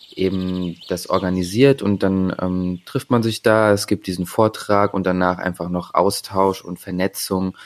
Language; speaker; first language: German; native; German